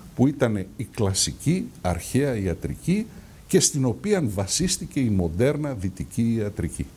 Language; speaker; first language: Greek; native; Greek